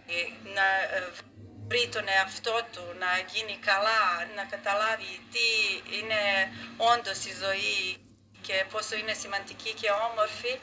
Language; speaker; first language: Greek; non-native, fluent; Serbian